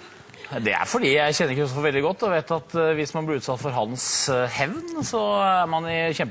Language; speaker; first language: Norwegian; native; Norwegian